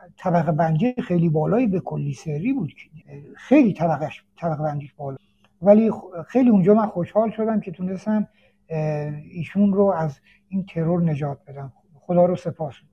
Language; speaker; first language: Persian; native; Persian